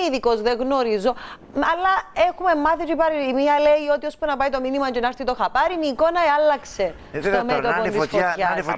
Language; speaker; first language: Greek; native; Greek